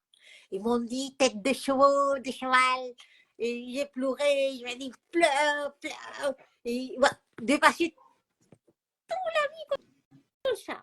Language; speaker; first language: French; non-native, fluent; Spanish